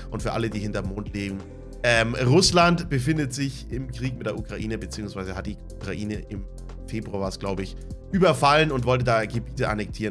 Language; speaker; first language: German; native; German